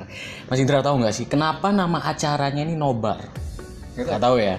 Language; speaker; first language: Indonesian; native; Indonesian